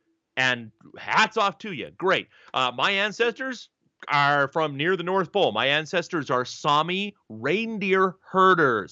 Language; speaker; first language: English; native; English